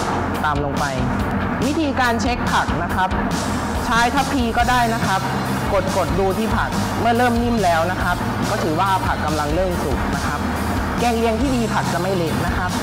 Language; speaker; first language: Thai; native; Thai